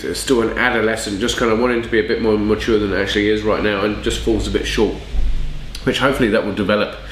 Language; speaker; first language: English; native; English